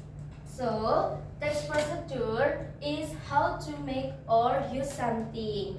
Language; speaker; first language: English; non-native, learner; Indonesian